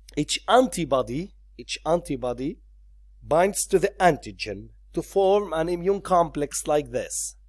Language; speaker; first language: English; non-native, local second language; Arabic